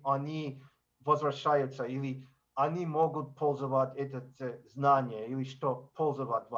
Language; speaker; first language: Russian; non-native, learner; English